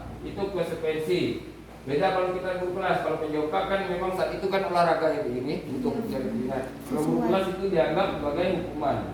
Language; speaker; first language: Indonesian; native; Indonesian